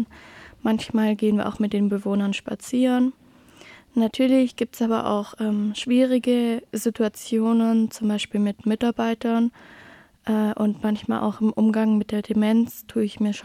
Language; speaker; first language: German; native; German